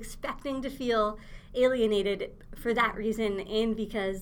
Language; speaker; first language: English; native; English